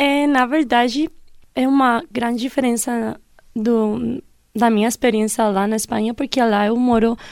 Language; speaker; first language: Portuguese; non-native, fluent; Spanish